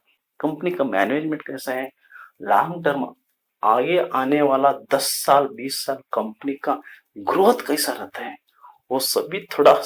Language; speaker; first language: Hindi; non-native, local second language; Kannada